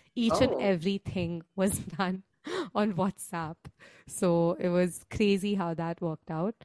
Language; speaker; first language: English; non-native, local second language; Hindi